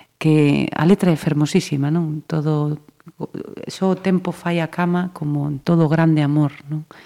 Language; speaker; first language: Galician; native; Galician